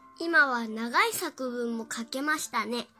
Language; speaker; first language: Japanese; non-native, learner; Chinese